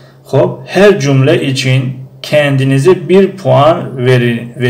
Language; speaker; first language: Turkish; non-native, fluent; Tajik